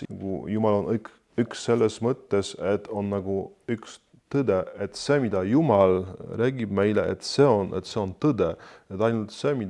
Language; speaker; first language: Estonian; non-native, fluent; Polish